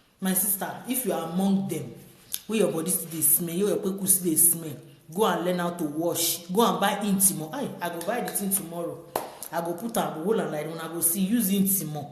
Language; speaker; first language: Nigerian Pidgin; non-native, local second language; Yoruba